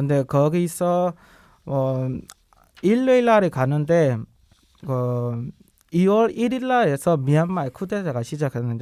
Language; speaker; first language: Korean; non-native, learner; Burmese